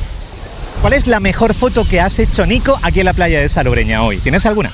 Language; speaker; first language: Spanish; native; Spanish